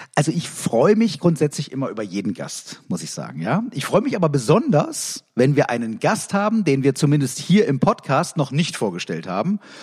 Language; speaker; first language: German; native; German